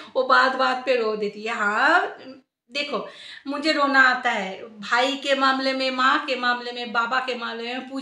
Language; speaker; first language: Hindi; non-native, local second language; Bangla